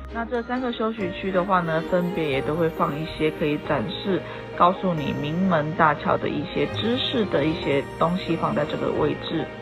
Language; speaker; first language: Chinese; native; Chinese